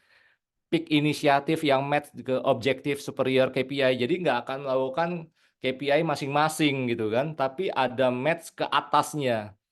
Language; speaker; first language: Indonesian; native; Indonesian